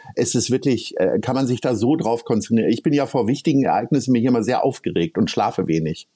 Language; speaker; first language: German; native; German